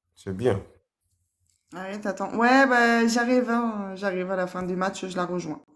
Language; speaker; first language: French; native; French